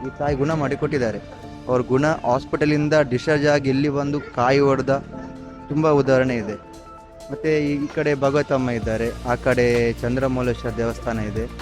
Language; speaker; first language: Kannada; non-native, local second language; Tulu